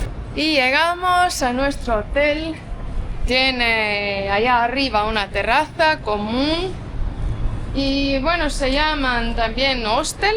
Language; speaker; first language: Spanish; non-native, fluent; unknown